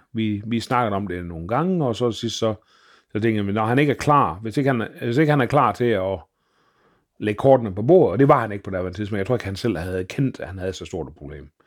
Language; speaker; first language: Danish; native; Danish